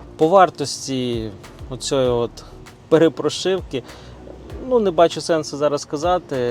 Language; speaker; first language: Ukrainian; non-native, local second language; Russian